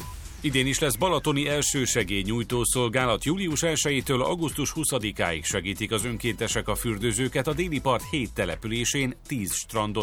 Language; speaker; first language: Hungarian; native; Hungarian